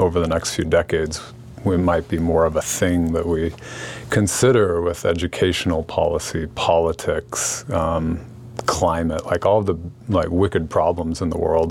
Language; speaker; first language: English; native; English